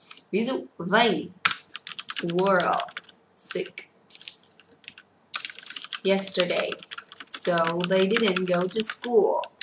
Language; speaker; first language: English; non-native, fluent; Vietnamese